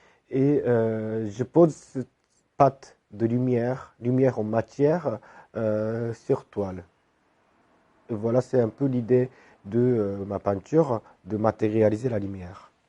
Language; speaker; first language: French; non-native, fluent; Japanese